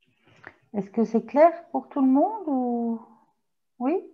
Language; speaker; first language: French; native; French